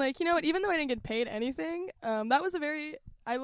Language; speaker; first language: English; native; English